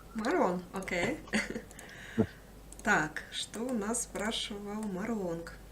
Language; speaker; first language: Russian; native; Russian